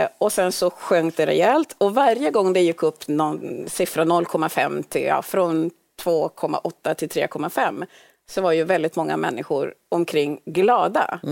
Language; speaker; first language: Swedish; early bilingual, other home language; Swahili